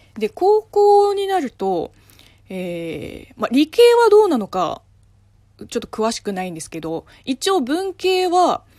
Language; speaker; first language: Japanese; non-native, fluent; Chinese